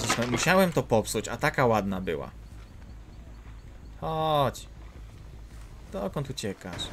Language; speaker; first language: Polish; native; Polish